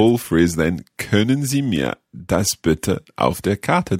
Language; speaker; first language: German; non-native, learner; English